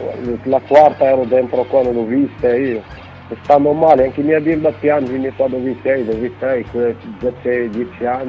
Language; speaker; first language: Italian; non-native, learner; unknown